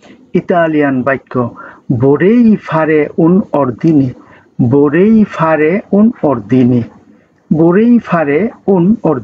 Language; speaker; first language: Italian; non-native, learner; Bangla